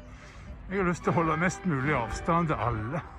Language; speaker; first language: Norwegian; native; Norwegian